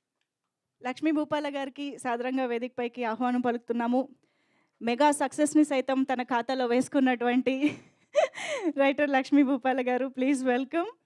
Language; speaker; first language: Telugu; native; Telugu